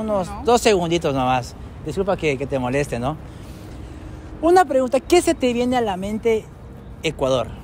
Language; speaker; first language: Spanish; native; Spanish